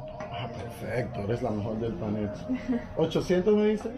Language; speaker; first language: Spanish; non-native, learner; English